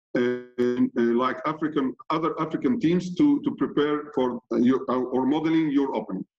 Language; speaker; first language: English; non-native, fluent; Arabic